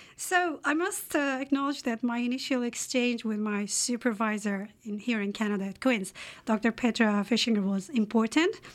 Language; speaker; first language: English; non-native, fluent; Turkish